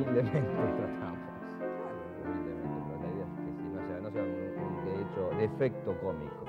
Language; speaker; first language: Spanish; native; Spanish